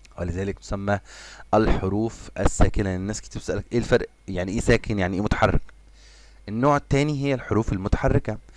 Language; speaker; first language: Arabic; native; Arabic